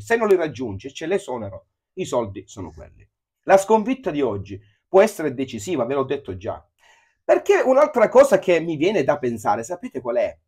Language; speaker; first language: Italian; native; Italian